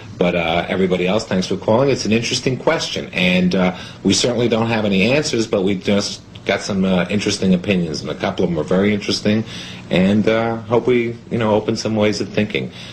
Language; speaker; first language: English; native; English